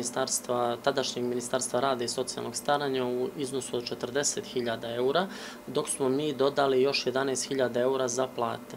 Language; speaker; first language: Serbian; native; Serbian